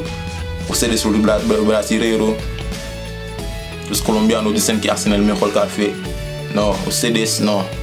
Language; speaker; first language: Spanish; non-native, fluent; Haitian Creole